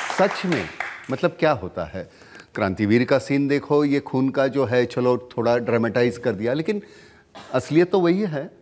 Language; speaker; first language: Hindi; non-native, local second language; Marathi